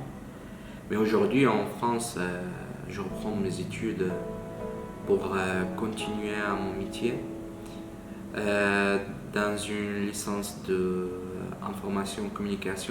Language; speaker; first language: French; non-native, learner; Arabic